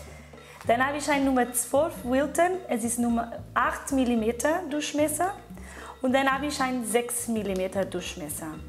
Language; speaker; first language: German; non-native, fluent; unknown